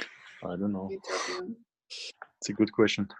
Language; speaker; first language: English; non-native, fluent; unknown